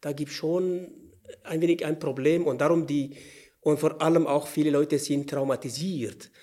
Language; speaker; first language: German; non-native, fluent; Arabic